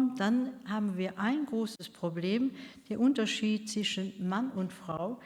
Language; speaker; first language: German; non-native, local second language; Luxembourgish